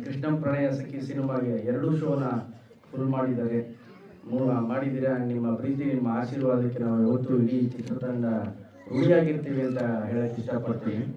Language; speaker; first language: Kannada; native; Kannada